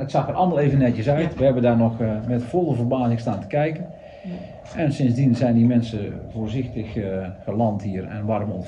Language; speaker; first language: Dutch; native; Dutch